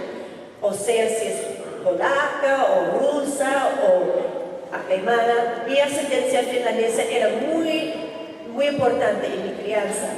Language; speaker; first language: Spanish; non-native, fluent; Finnish